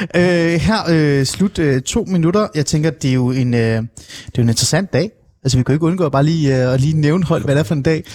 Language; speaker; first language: Danish; non-native, local second language; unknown